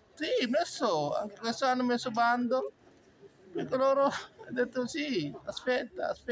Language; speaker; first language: Italian; non-native, learner; Sinhala